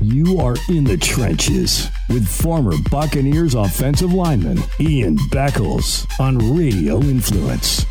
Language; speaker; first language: English; native; English